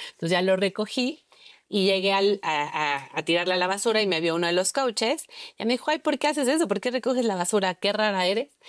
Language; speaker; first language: Spanish; native; Spanish